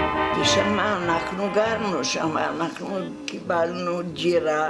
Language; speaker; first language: Hebrew; non-native, fluent; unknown